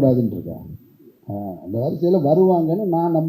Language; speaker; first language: Tamil; native; Tamil